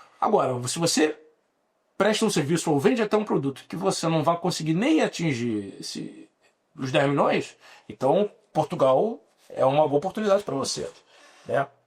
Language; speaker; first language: Portuguese; native; Portuguese